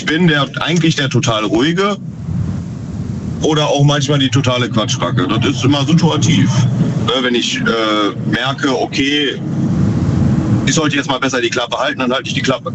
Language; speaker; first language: German; native; German